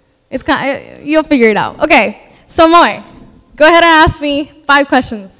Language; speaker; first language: English; early bilingual, other home language; Spanish